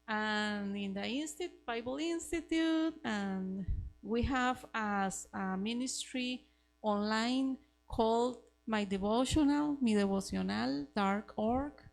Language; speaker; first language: English; non-native, learner; Spanish